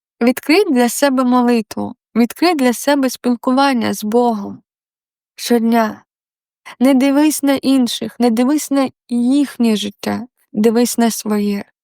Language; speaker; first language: Ukrainian; non-native, local second language; Russian